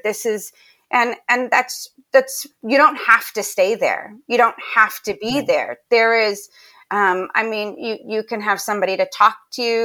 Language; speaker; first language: English; native; English